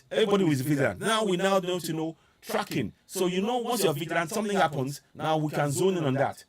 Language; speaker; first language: English; non-native, local second language; Yoruba